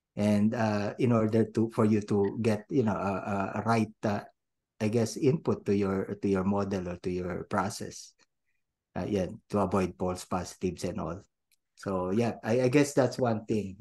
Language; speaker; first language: English; non-native, local second language; Filipino